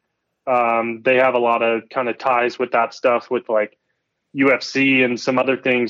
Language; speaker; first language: English; native; English